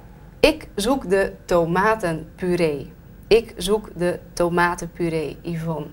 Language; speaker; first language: Dutch; native; Dutch